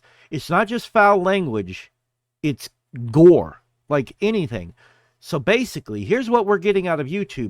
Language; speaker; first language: English; native; English